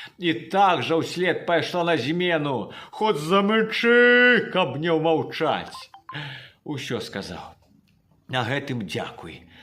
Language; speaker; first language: Belarusian; native; Belarusian